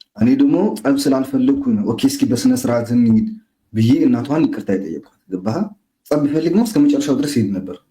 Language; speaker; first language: Amharic; non-native, local second language; Tigrinya